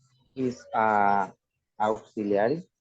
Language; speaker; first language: English; non-native, learner; Spanish